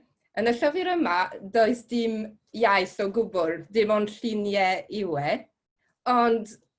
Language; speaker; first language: Welsh; non-native, fluent; French